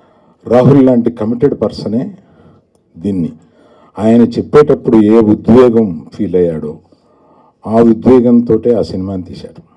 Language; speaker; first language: Telugu; native; Telugu